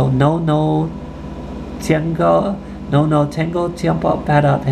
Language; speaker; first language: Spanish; non-native, learner; English